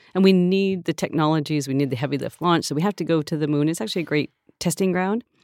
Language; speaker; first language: English; native; English